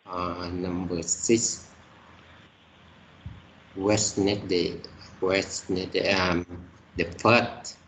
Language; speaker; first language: English; non-native, learner; Vietnamese